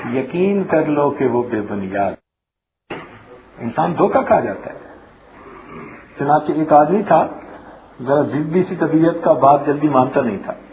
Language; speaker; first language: Urdu; non-native, local second language; Punjabi